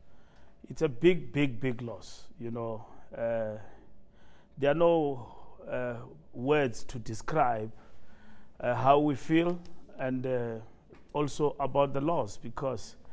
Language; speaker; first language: English; non-native, local second language; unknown